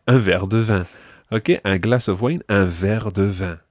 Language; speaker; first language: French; non-native, fluent; English